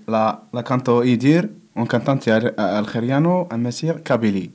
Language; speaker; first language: Spanish; non-native, learner; Berber languages